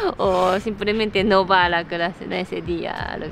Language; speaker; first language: Spanish; non-native, fluent; Japanese